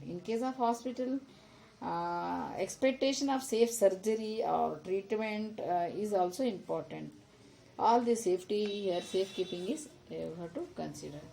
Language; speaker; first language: English; non-native, local second language; Kannada